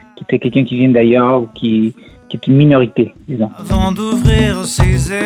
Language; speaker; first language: French; non-native, fluent; Spanish